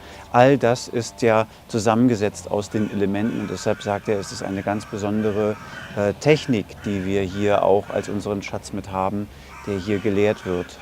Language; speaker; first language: German; native; German